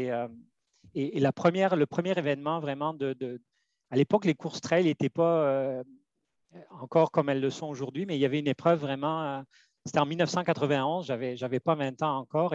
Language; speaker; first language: French; native; French